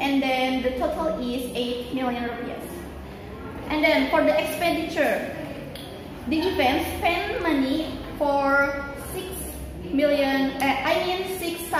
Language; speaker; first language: English; non-native, learner; Indonesian